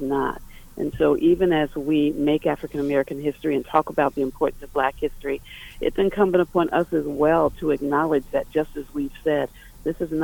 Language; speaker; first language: English; native; English